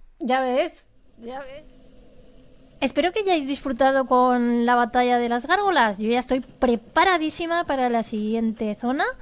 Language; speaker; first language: Spanish; native; Spanish